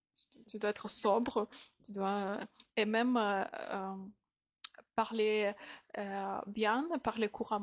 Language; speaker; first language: French; non-native, fluent; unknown